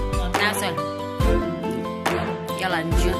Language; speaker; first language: Turkish; non-native, learner; Filipino